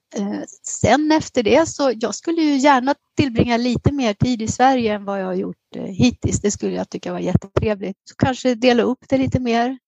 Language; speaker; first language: Swedish; native; Swedish